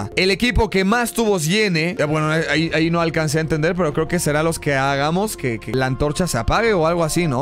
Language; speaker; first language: Spanish; native; Spanish